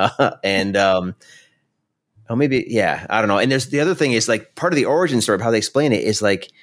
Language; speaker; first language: English; native; English